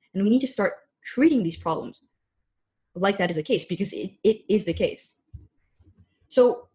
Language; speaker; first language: English; native; English